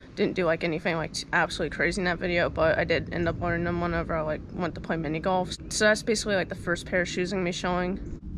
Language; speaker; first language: English; native; English